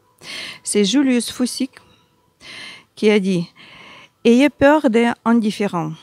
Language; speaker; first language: French; non-native, learner; Ukrainian